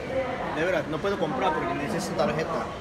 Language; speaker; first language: Spanish; non-native, learner; Japanese